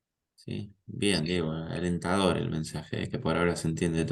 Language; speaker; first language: Spanish; native; Spanish